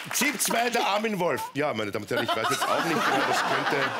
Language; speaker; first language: German; native; German